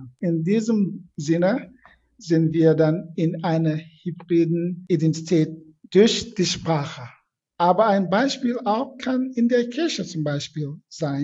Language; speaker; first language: German; non-native, fluent; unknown